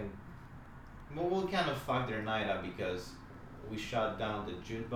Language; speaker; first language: English; non-native, fluent; Polish